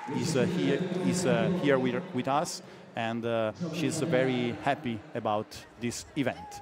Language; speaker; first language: English; non-native, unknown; Italian